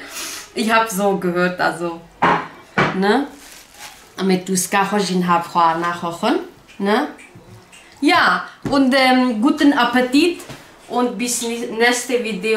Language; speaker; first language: German; non-native, local second language; Kurdish